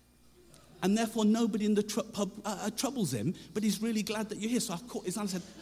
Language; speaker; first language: English; native; English